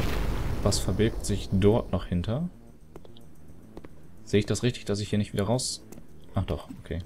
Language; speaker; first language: German; native; German